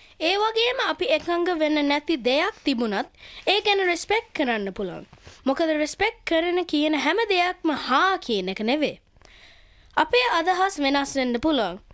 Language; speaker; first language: Sinhala; early bilingual, heritage; Sinhala